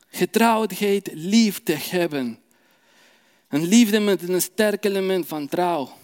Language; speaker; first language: Dutch; non-native, fluent; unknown